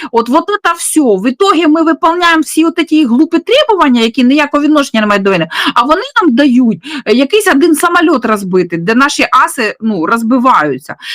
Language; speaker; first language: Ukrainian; non-native, local second language; Russian